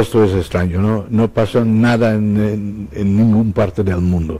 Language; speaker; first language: Spanish; non-native, fluent; Dutch